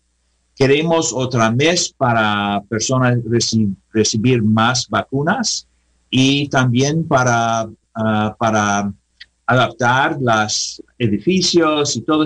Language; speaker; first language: Spanish; non-native, learner; English